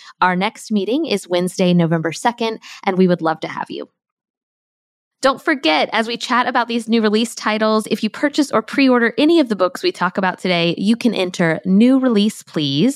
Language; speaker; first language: English; native; English